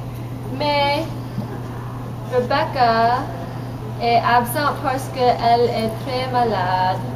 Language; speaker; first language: French; non-native, learner; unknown